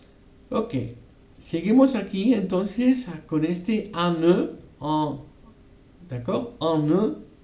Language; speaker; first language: Spanish; non-native, fluent; French